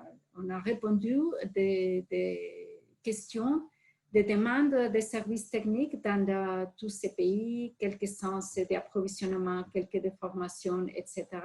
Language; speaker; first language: French; non-native, fluent; Spanish